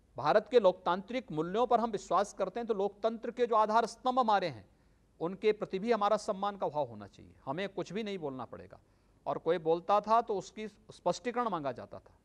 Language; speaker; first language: Hindi; native; Hindi